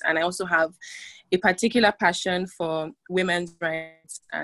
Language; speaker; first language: English; non-native, local second language; Igbo